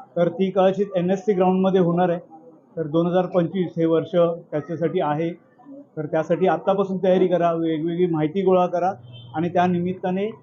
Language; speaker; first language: Marathi; native; Marathi